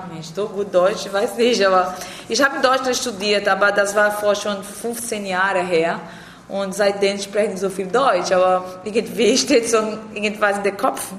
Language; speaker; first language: German; non-native, learner; Portuguese